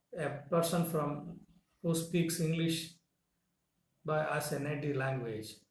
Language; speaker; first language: English; non-native, local second language; Tamil